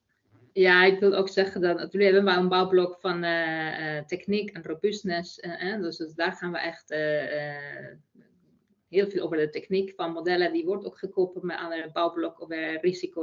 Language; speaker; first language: Dutch; non-native, fluent; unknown